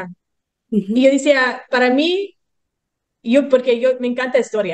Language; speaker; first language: Spanish; early bilingual, heritage; English